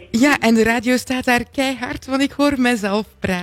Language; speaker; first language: Dutch; native; Dutch